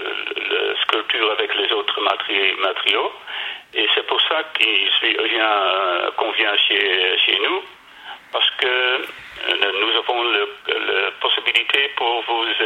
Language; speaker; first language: French; non-native, learner; Dutch